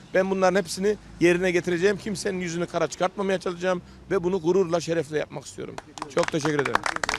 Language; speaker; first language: Turkish; early bilingual, heritage; Turkish